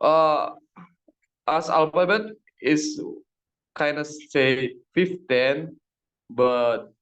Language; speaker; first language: English; non-native, learner; Indonesian